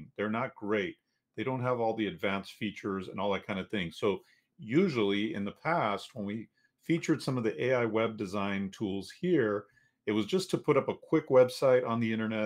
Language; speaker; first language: English; native; English